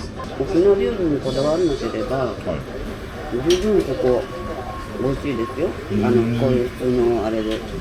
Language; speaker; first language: Japanese; native; Japanese